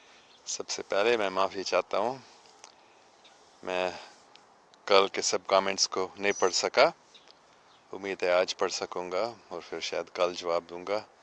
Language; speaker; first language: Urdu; non-native, fluent; English